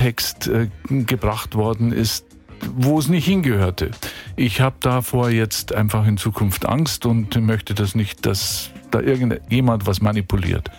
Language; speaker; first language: German; native; German